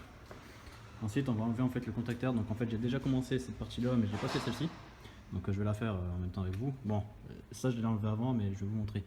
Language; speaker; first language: French; native; French